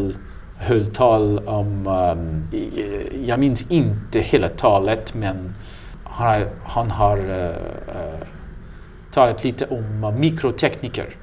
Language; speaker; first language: Swedish; non-native, learner; English